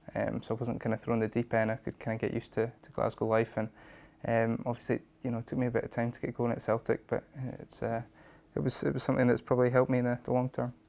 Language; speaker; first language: English; native; English